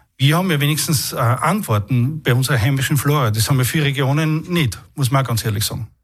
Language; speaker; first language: German; native; German